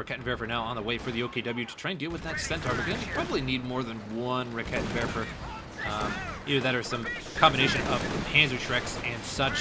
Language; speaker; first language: English; native; English